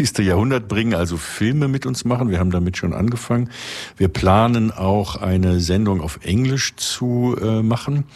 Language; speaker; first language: German; native; German